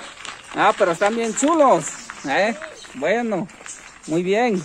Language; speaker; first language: Spanish; native; Spanish